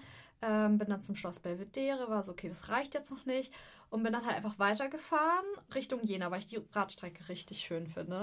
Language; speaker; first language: German; native; German